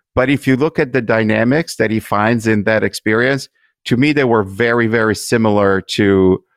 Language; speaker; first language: English; non-native, fluent; Italian